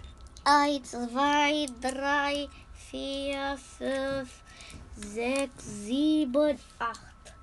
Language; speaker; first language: German; non-native, learner; Romanian